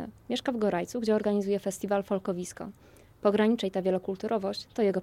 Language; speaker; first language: Polish; native; Polish